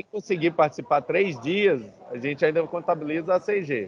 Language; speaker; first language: Portuguese; native; Portuguese